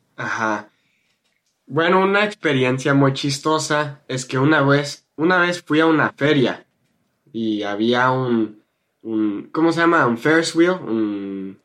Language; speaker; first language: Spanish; non-native, fluent; English